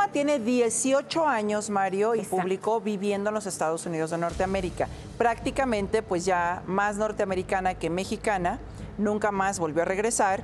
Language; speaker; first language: Spanish; native; Spanish